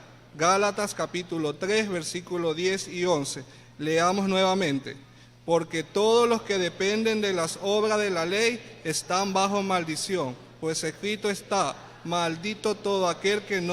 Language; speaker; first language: Spanish; native; Spanish